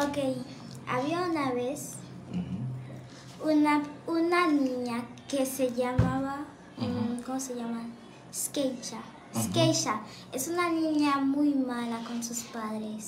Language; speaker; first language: Spanish; non-native, learner; Haitian Creole